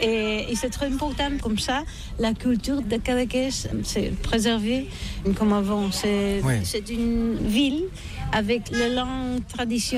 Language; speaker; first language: French; non-native, learner; Catalan